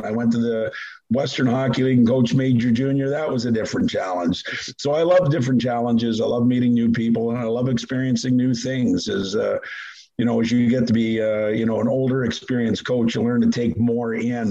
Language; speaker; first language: English; native; English